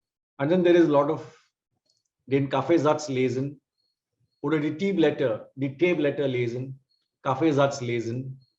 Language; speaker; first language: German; non-native, fluent; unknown